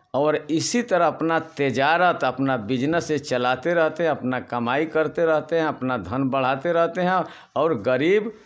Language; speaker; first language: Hindi; native; Hindi